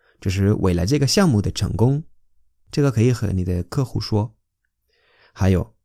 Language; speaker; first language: Chinese; non-native, fluent; Spanish